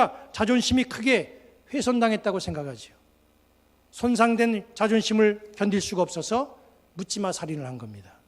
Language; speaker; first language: Korean; native; Korean